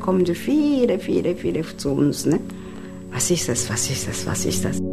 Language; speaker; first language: German; non-native, learner; Japanese